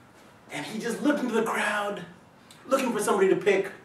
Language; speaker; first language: English; native; English